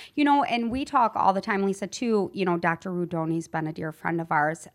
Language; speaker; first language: English; native; English